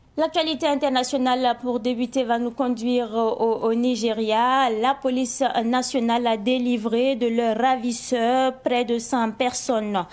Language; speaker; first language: French; non-native, local second language; Mossi